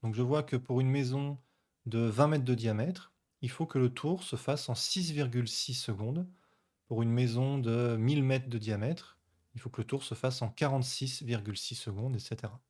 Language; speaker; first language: French; native; French